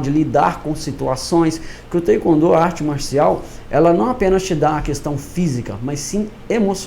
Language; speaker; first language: Portuguese; native; Portuguese